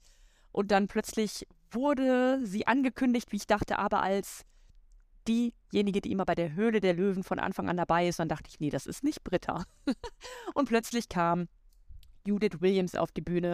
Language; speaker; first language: German; native; German